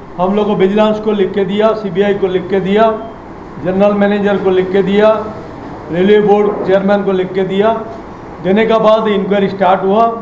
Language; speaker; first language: Hindi; non-native, local second language; Odia